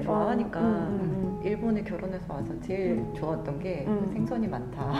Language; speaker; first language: Korean; native; Korean